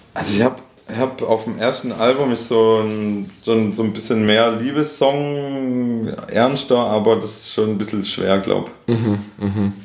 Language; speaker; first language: German; native; German